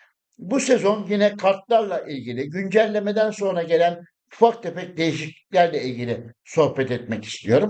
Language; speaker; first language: Turkish; native; Turkish